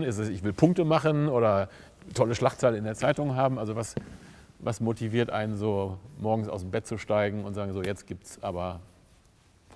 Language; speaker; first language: German; native; German